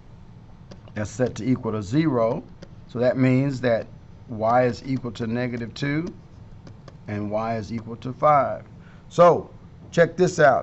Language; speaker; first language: English; native; English